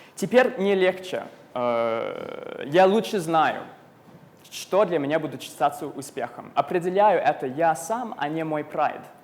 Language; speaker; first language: Russian; non-native, fluent; English